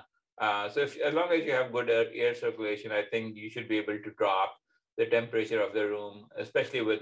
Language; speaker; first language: English; non-native, local second language; Urdu